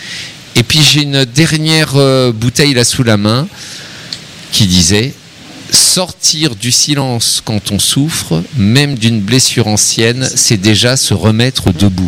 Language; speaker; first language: French; native; French